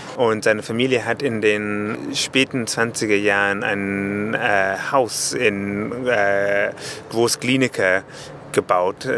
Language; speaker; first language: German; non-native, fluent; English